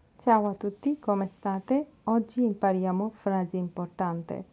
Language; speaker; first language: Italian; non-native, learner; Bangla